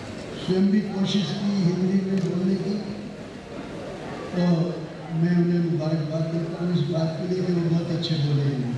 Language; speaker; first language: Hindi; native; Hindi